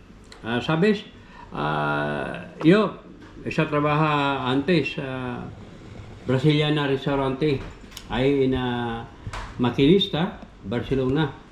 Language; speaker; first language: Spanish; non-native, learner; Filipino